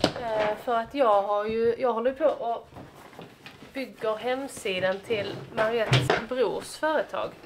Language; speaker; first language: Swedish; native; Swedish